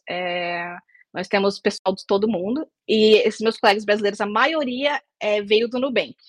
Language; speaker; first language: Portuguese; native; Portuguese